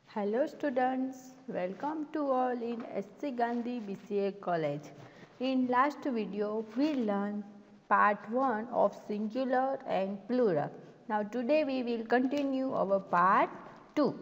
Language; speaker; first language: English; non-native, local second language; Gujarati